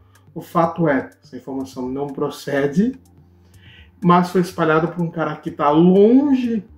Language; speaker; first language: Portuguese; native; Portuguese